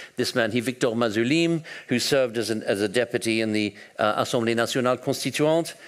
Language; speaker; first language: English; native; English